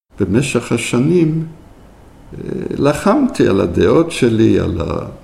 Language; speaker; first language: Hebrew; early bilingual, other home language; French